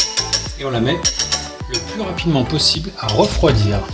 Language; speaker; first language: French; native; French